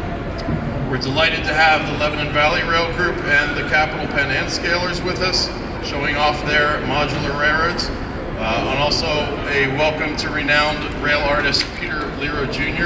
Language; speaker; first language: English; native; English